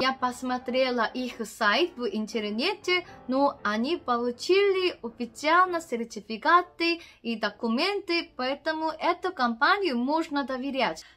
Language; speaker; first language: Russian; non-native, learner; Korean